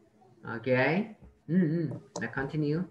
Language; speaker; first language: English; non-native, learner; Vietnamese